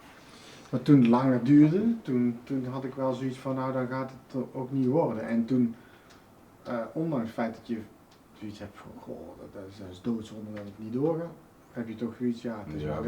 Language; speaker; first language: Dutch; native; Dutch